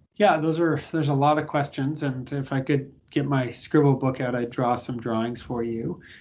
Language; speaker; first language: English; native; English